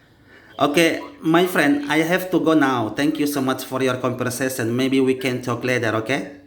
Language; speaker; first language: English; non-native, learner; Indonesian